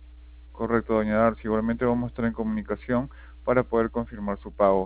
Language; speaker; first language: Spanish; native; Spanish